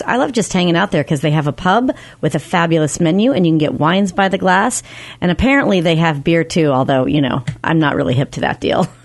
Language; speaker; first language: English; native; English